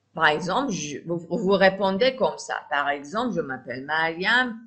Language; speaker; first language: French; non-native, fluent; Persian